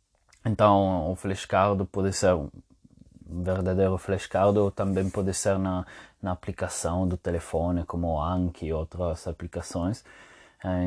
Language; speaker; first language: Portuguese; non-native, fluent; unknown